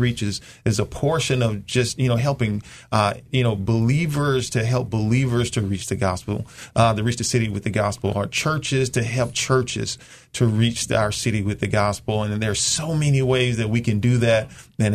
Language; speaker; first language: English; native; English